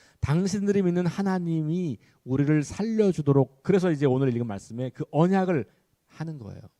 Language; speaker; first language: Korean; native; Korean